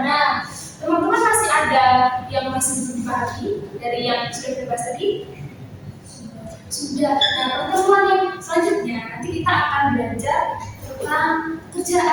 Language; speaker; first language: Indonesian; native; Indonesian